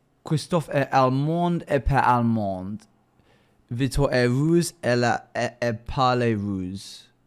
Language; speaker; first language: French; non-native, learner; English